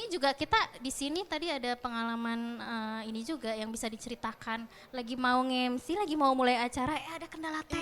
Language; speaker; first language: Indonesian; native; Indonesian